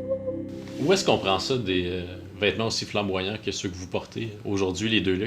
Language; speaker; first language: French; native; French